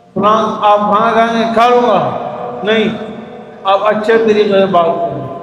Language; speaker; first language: Urdu; non-native, local second language; Pashto